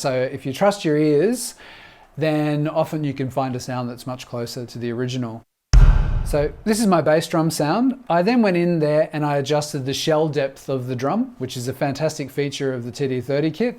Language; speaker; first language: English; native; English